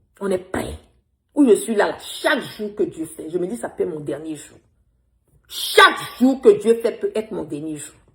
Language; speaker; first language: French; non-native, local second language; Bambara